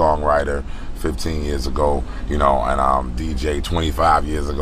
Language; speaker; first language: English; native; English